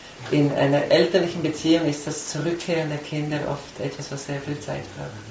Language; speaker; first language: German; native; German